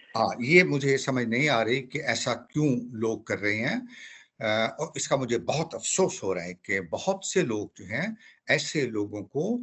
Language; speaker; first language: Urdu; native; Urdu